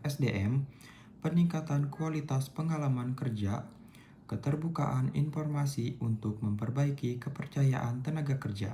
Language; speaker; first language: Indonesian; native; Indonesian